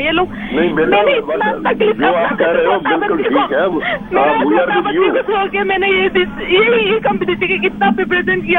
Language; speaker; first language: Hindi; non-native, local second language; Manipuri